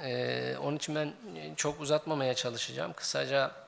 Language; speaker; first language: Turkish; native; Turkish